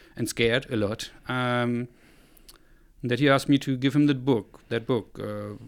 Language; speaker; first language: English; non-native, fluent; German